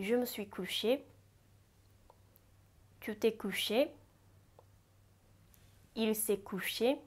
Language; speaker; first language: French; non-native, fluent; Japanese